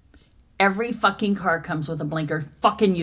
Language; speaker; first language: English; native; English